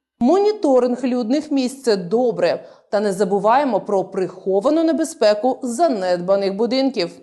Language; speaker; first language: Ukrainian; native; Ukrainian